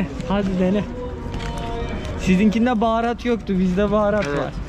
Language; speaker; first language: Turkish; native; Turkish